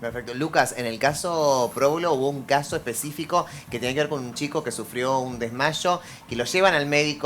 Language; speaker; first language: Spanish; native; Spanish